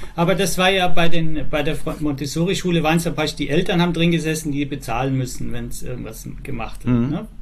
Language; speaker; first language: German; native; German